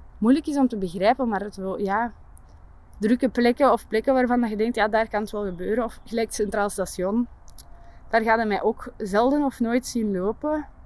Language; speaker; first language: Dutch; native; Dutch